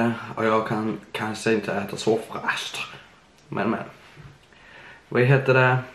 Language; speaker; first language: Swedish; early bilingual, other home language; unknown